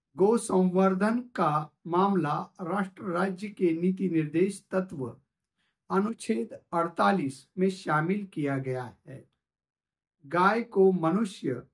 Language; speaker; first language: Hindi; non-native, local second language; Marathi